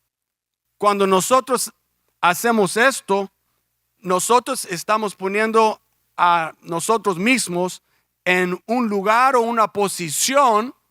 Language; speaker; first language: Spanish; early bilingual, heritage; Spanish